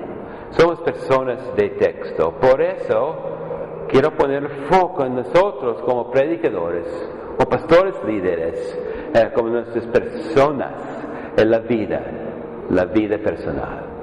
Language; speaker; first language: Spanish; non-native, fluent; English